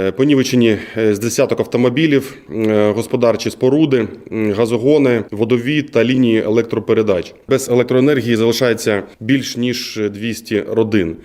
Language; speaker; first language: Ukrainian; native; Ukrainian